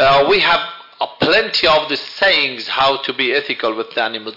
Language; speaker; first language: English; non-native, fluent; Persian